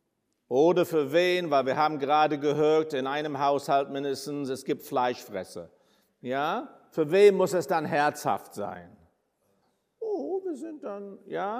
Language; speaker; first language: German; non-native, fluent; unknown